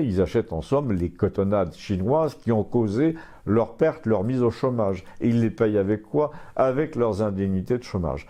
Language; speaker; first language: French; native; French